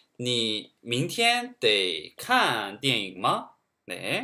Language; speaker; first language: Chinese; non-native, fluent; Korean